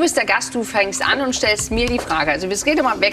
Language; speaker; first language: German; native; German